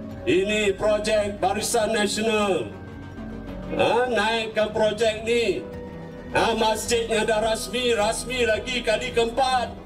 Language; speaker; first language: Malay; native; Malay